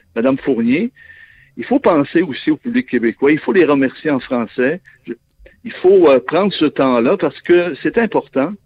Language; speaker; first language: French; native; French